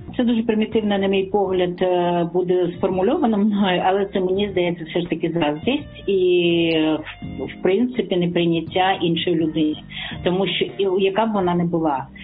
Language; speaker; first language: Ukrainian; native; Ukrainian